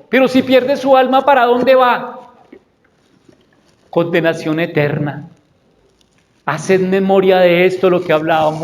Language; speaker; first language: Spanish; native; Spanish